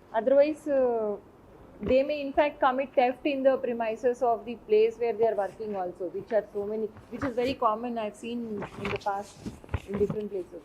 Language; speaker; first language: English; non-native, local second language; Telugu